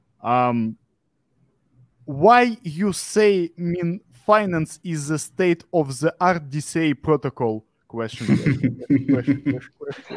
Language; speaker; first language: English; non-native, fluent; Russian